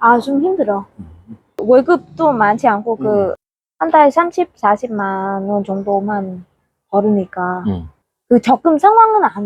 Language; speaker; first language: Korean; non-native, fluent; Vietnamese